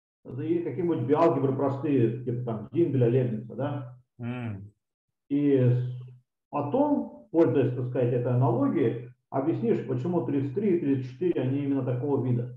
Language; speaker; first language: Russian; native; Russian